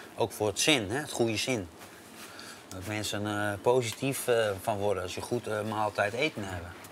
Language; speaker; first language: Dutch; early bilingual, other home language; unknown